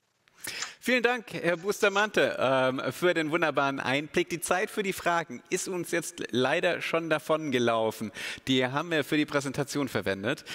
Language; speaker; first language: German; native; German